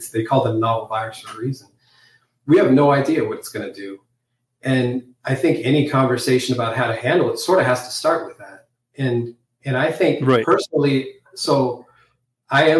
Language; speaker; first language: English; native; English